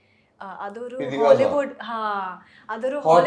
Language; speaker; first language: Malayalam; early bilingual, heritage; Malayalam